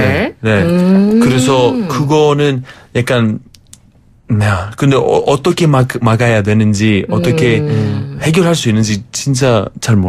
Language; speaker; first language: Korean; non-native, fluent; Greek